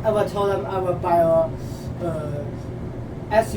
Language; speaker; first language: English; non-native, learner; Chinese